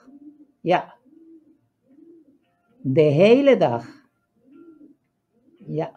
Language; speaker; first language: Dutch; non-native, fluent; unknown